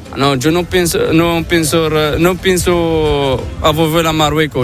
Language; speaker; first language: Spanish; non-native, learner; Arabic